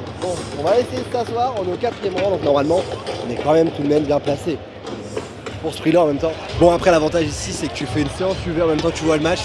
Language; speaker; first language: French; native; French